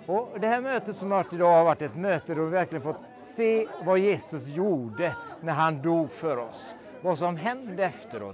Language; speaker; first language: Swedish; native; Swedish